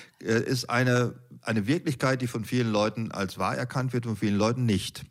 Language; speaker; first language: German; native; German